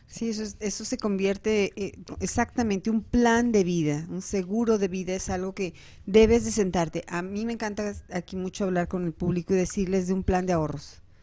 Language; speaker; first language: Spanish; native; Spanish